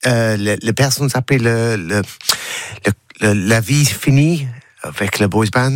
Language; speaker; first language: French; non-native, learner; English